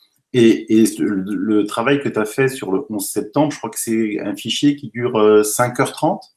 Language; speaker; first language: French; native; French